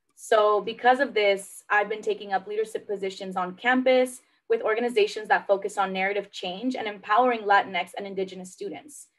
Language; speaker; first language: English; native; English